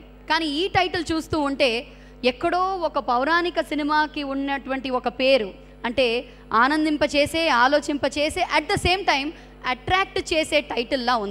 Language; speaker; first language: Telugu; native; Telugu